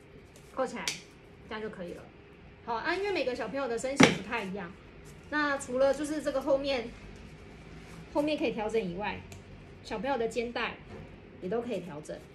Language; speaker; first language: Chinese; native; Chinese